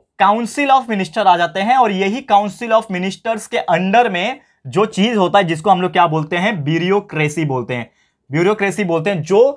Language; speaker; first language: Hindi; native; Hindi